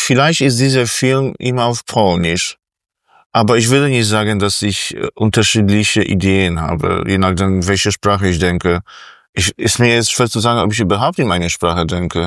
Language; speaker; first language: German; non-native, fluent; Polish